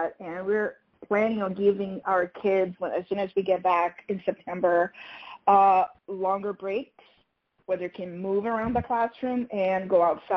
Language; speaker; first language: English; non-native, fluent; Portuguese